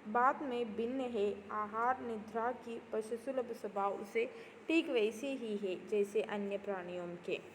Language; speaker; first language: Hindi; non-native, local second language; Malayalam